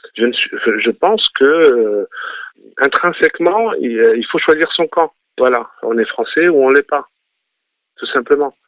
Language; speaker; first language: French; early bilingual, other home language; Arabic